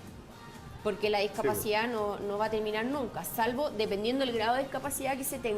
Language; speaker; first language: Spanish; native; Spanish